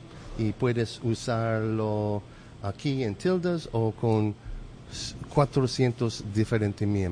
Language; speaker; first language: Spanish; non-native, learner; English